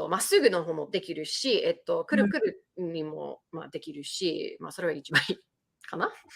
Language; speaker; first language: Japanese; early bilingual, heritage; Japanese